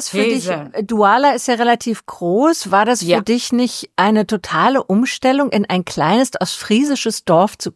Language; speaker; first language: German; native; German